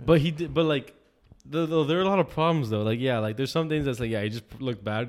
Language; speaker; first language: English; native; English